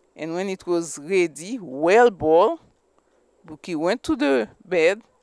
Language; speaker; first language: English; non-native, fluent; Haitian Creole